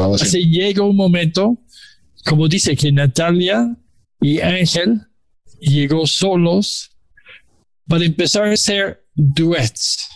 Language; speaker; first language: Spanish; non-native, learner; English